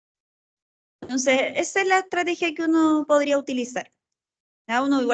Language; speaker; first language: Spanish; native; Spanish